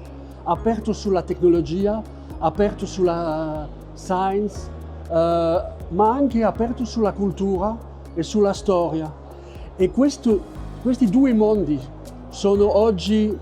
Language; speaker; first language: Italian; non-native, fluent; French